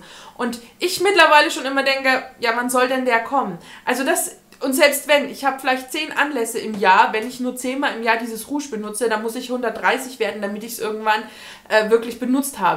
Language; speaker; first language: German; native; German